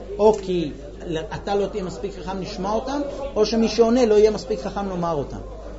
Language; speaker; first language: Hebrew; non-native, fluent; English